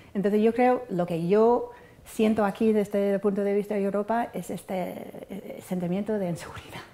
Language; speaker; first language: Spanish; non-native, fluent; English